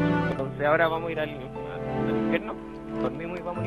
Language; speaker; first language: Spanish; native; Spanish